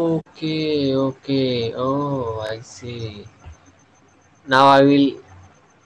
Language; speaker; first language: English; non-native, local second language; Bangla